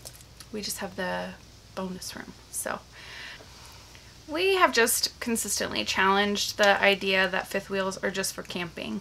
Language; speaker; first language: English; native; English